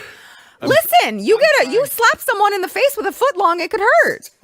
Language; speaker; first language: English; native; English